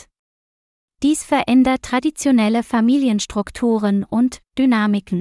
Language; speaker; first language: German; non-native, learner; Vietnamese